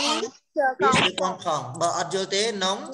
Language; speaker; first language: French; non-native, fluent; Khmer